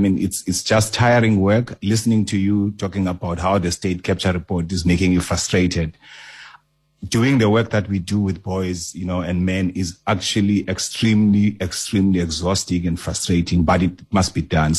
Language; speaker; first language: English; non-native, local second language; Xhosa